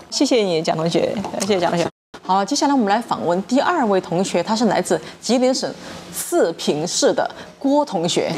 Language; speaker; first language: Chinese; native; Chinese